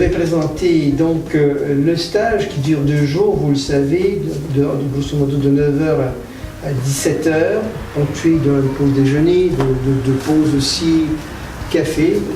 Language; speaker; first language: French; native; French